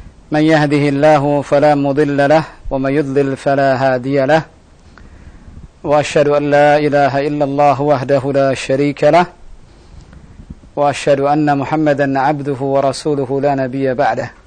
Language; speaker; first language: Arabic; non-native, fluent; Indonesian